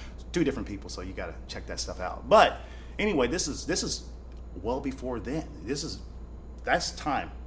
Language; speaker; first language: English; native; English